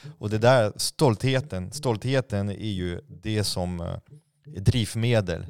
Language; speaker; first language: Swedish; non-native, fluent; French